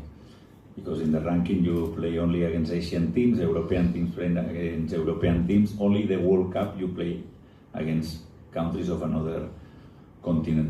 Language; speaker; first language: English; non-native, fluent; Spanish